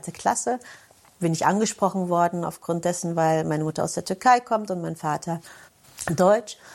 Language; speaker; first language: German; native; German